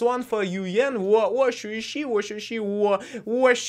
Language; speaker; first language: Chinese; non-native, learner; Russian